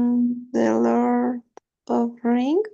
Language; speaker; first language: English; non-native, learner; Spanish